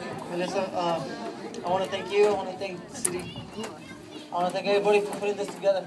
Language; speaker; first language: English; early bilingual, other home language; Spanish